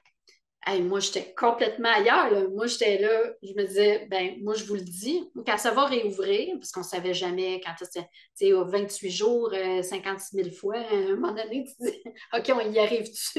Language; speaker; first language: French; native; French